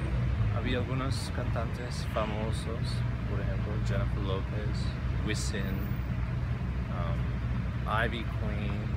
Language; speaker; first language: Spanish; non-native, fluent; English